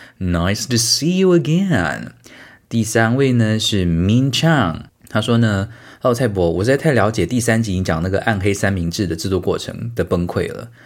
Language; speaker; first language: Chinese; native; Chinese